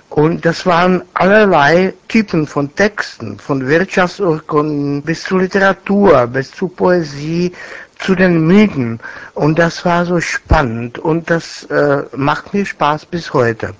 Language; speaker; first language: German; non-native, fluent; Czech